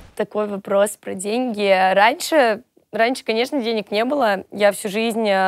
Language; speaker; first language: Russian; native; Russian